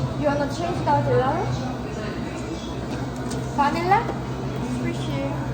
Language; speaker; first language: English; non-native, learner; Korean